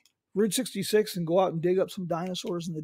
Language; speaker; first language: English; native; English